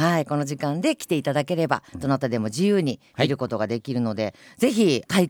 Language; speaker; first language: Japanese; native; Japanese